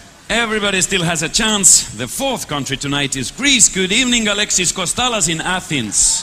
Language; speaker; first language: English; non-native, fluent; Estonian